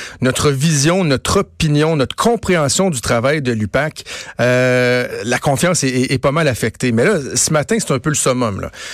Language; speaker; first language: French; native; French